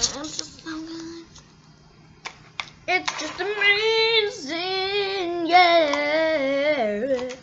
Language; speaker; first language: English; native; English